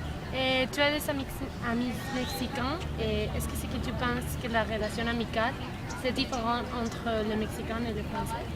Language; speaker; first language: French; non-native, learner; Spanish